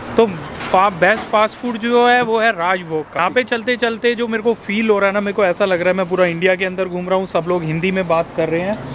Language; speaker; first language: Hindi; native; Hindi